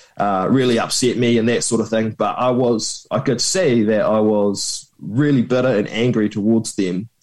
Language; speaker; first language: English; native; English